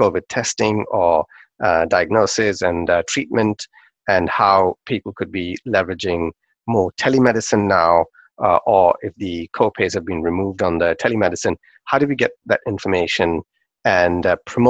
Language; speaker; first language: English; non-native, local second language; Urdu